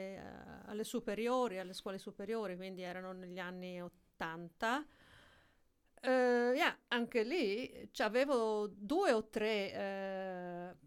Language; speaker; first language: Italian; native; Italian